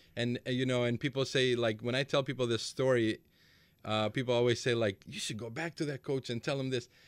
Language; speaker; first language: English; early bilingual, other home language; Macedonian